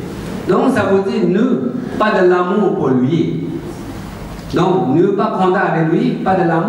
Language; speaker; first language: French; non-native, learner; Tibetan